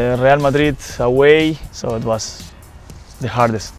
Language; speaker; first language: English; non-native, fluent; Spanish